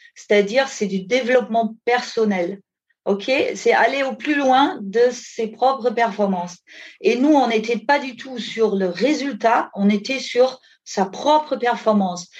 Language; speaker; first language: French; non-native, fluent; German